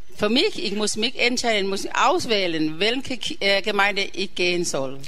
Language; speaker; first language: German; non-native, learner; Thai